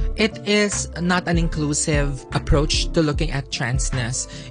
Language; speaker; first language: English; non-native, local second language; Filipino